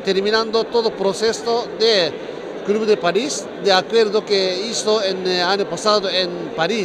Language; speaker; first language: Spanish; non-native, fluent; Japanese